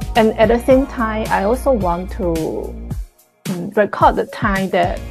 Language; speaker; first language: English; non-native, fluent; Chinese